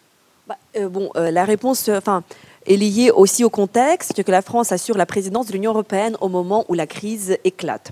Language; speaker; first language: French; non-native, fluent; Ukrainian